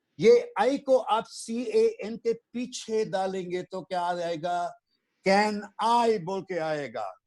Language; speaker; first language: Hindi; non-native, local second language; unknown